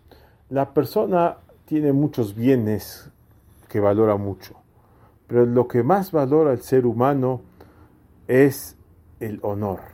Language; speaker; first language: Spanish; native; Spanish